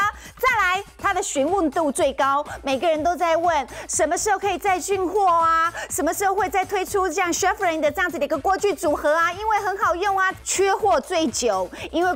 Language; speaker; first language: Chinese; native; Chinese